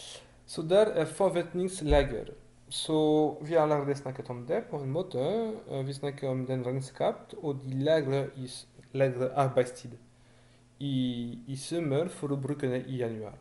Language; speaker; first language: Norwegian; non-native, learner; French